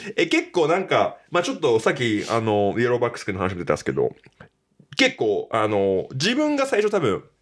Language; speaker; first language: Japanese; native; Japanese